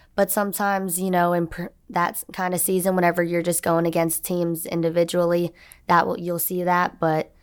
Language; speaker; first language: English; native; English